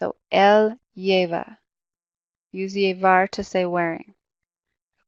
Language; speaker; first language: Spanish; non-native, fluent; English